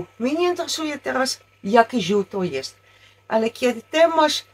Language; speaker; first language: Polish; non-native, learner; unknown